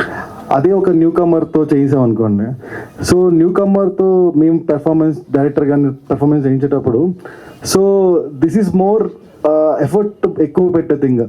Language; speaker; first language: Telugu; native; Telugu